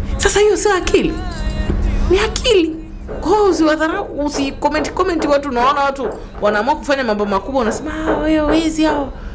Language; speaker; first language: Swahili; native; Swahili